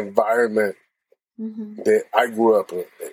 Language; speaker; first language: English; non-native, fluent; Spanish